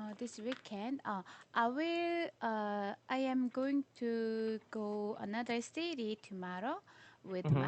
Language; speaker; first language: English; non-native, learner; Korean